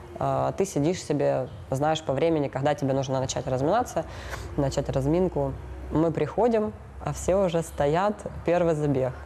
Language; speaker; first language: Russian; native; Russian